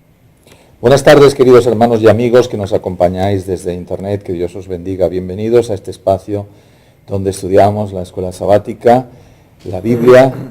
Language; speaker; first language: Spanish; native; Spanish